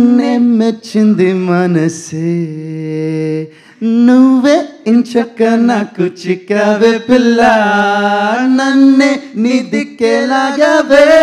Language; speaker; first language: Telugu; native; Telugu